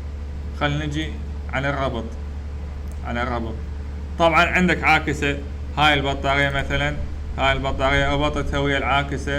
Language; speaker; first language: Arabic; native; Arabic